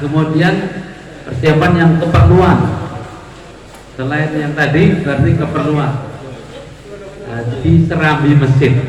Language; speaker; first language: Indonesian; non-native, local second language; Javanese